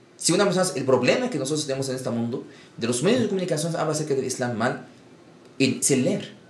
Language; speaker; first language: Spanish; non-native, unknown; Arabic